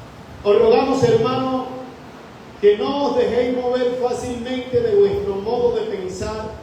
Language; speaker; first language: Spanish; native; Spanish